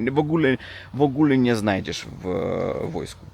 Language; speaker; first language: Polish; non-native, learner; Russian